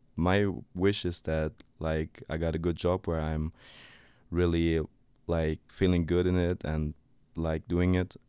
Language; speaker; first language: English; non-native, fluent; German